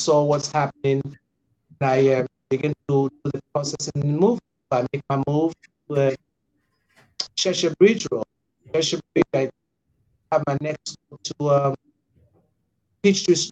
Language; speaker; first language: English; non-native, local second language; Krio